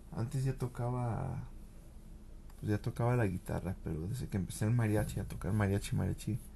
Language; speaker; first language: Spanish; early bilingual, heritage; Spanish